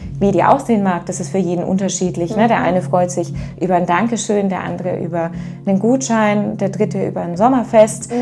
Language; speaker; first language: German; native; German